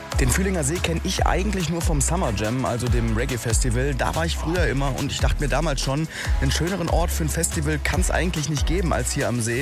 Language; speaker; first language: German; native; German